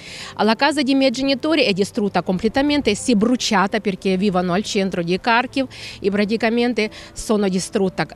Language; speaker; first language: Italian; non-native, fluent; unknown